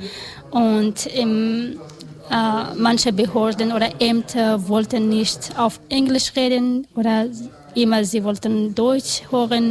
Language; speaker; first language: German; non-native, learner; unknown